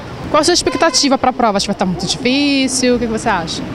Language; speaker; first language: Portuguese; native; Portuguese